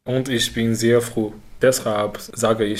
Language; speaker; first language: German; non-native, learner; Chinese